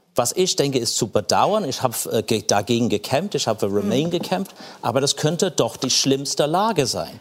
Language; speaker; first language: German; non-native, fluent; English